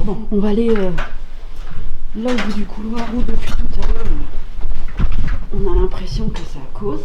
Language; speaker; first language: French; native; French